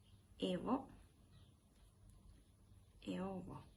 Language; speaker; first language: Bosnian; non-native, learner; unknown